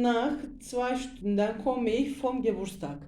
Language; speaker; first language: German; non-native, learner; Turkish